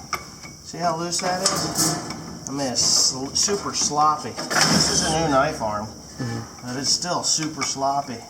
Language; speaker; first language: English; native; English